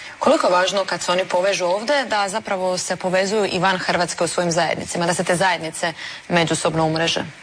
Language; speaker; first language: Croatian; native; Croatian